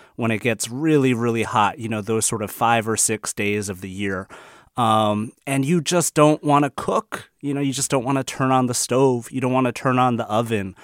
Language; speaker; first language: English; early bilingual, other home language; Chinese